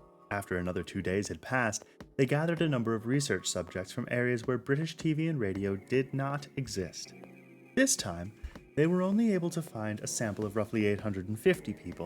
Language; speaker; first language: English; native; English